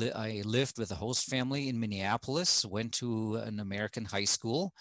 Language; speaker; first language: English; non-native, fluent; German